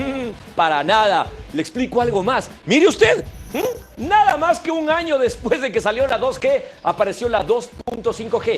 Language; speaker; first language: Spanish; native; Spanish